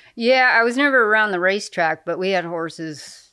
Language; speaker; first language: English; native; English